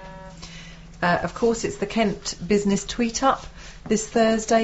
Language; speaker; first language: English; native; English